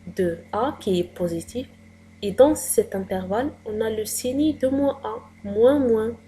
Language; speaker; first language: French; non-native, local second language; Arabic